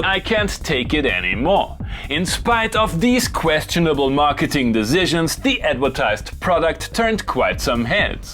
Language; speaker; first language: English; non-native, fluent; German